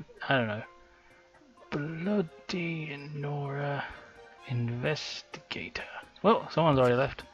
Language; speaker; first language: English; native; English